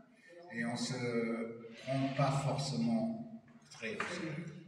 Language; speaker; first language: French; non-native, fluent; German